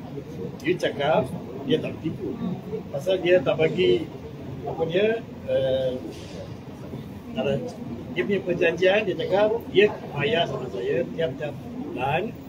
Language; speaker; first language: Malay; non-native, local second language; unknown